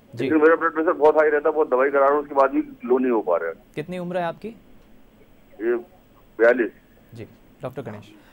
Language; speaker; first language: Hindi; native; Hindi